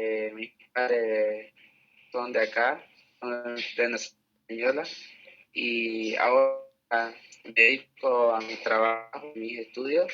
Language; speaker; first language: Spanish; native; Spanish